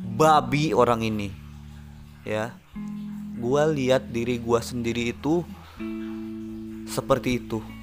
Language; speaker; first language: Indonesian; native; Indonesian